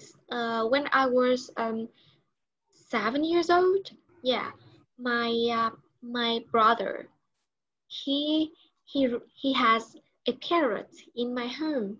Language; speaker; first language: English; non-native, learner; Vietnamese